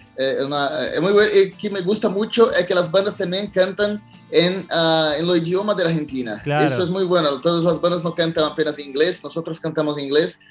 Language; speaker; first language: Spanish; non-native, learner; Portuguese